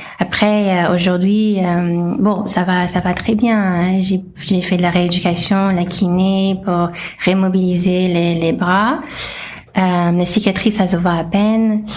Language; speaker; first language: French; non-native, fluent; English